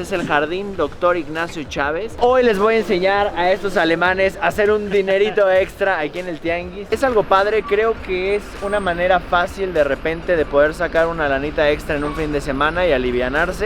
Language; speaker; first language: Spanish; native; Spanish